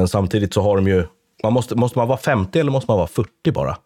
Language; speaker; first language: Swedish; native; Swedish